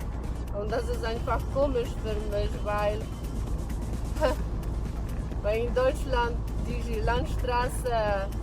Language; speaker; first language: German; non-native, learner; Polish